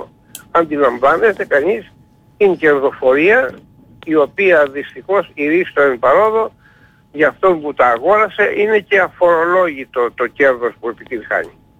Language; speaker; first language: Greek; native; Greek